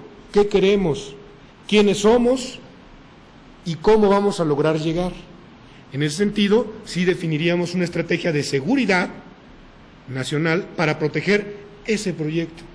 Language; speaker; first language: Spanish; native; Spanish